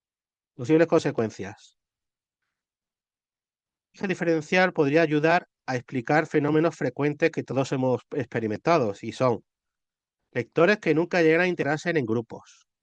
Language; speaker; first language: Spanish; native; Spanish